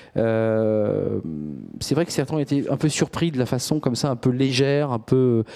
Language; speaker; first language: French; native; French